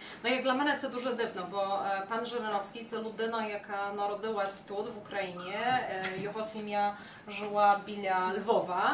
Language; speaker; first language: Ukrainian; non-native, fluent; Polish